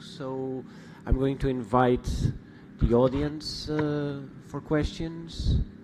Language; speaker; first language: English; non-native, fluent; Portuguese